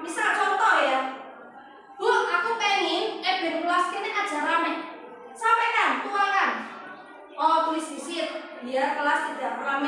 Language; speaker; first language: Indonesian; non-native, local second language; Javanese